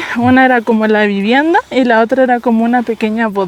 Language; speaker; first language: Spanish; native; Spanish